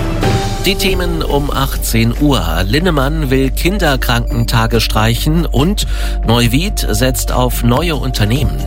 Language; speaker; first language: German; native; German